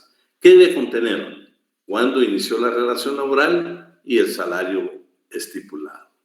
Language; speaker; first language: Spanish; native; Spanish